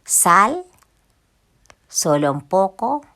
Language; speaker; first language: Spanish; non-native, learner; Filipino